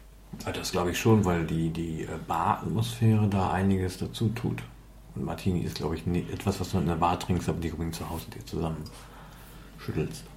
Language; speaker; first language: German; native; German